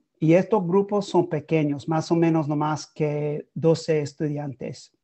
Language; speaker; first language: Spanish; non-native, learner; English